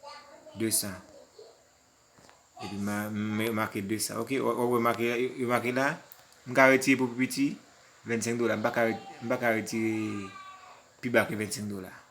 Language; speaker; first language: French; non-native, learner; Haitian Creole